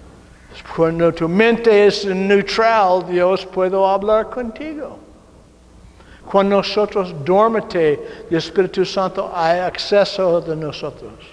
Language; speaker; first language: Spanish; non-native, learner; English